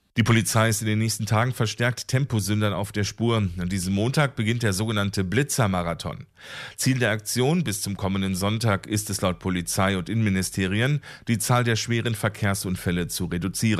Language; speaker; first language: German; native; German